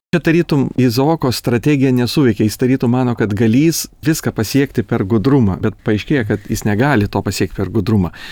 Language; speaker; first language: Lithuanian; native; Lithuanian